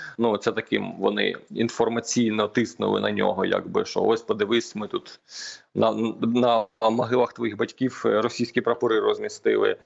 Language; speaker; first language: Ukrainian; non-native, local second language; Russian